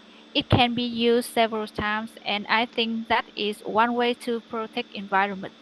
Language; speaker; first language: English; non-native, learner; Vietnamese